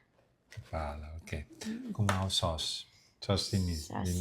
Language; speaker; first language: Indonesian; non-native, learner; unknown